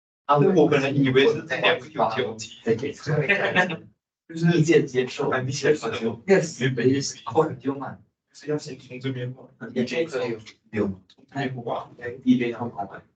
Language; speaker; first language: Chinese; native; Chinese